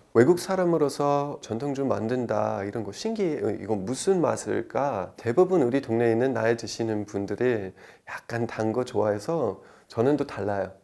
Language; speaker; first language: Korean; non-native, fluent; English